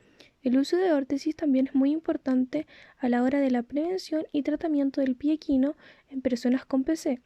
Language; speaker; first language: Spanish; native; Spanish